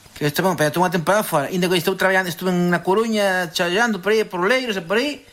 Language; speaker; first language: Galician; native; Galician